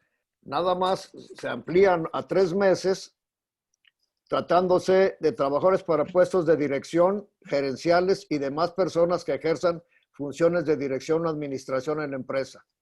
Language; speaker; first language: Spanish; native; Spanish